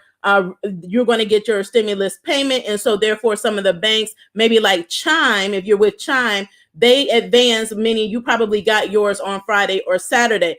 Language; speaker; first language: English; native; English